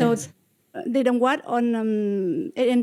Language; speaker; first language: English; non-native, learner; Vietnamese